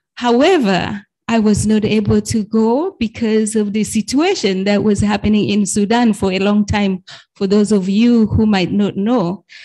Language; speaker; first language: English; non-native, fluent; Arabic